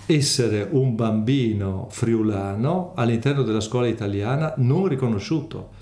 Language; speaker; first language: Italian; non-native, local second language; Friulian